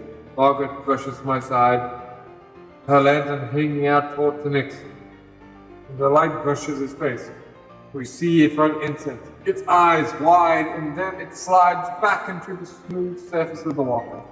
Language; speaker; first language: English; native; English